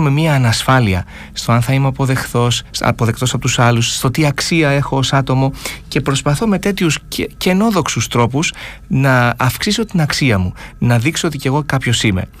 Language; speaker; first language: Greek; native; Greek